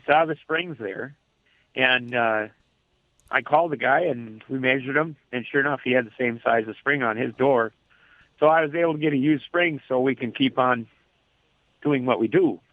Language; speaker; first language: English; native; English